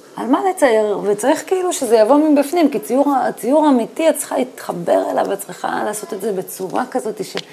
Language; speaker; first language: Hebrew; native; Hebrew